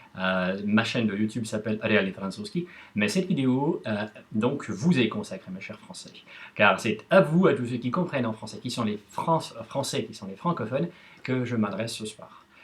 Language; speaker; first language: French; non-native, fluent; Russian